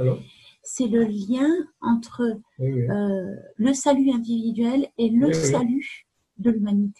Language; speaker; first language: French; native; French